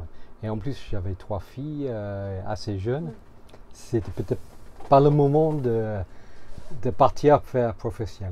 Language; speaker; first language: French; non-native, fluent; English